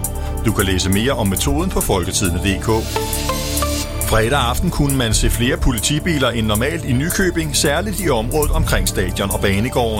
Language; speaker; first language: Danish; native; Danish